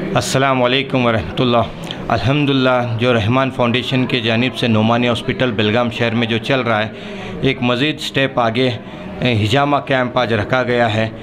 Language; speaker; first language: Hindi; non-native, local second language; Urdu